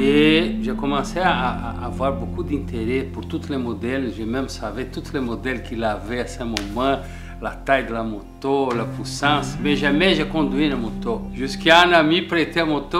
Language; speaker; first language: French; non-native, fluent; Portuguese